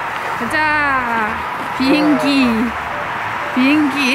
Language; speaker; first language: Korean; non-native, learner; Thai